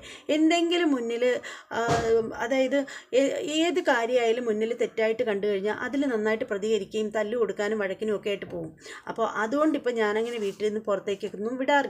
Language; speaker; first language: Malayalam; native; Malayalam